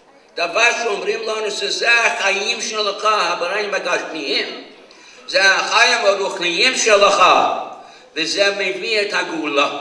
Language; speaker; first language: Hebrew; non-native, fluent; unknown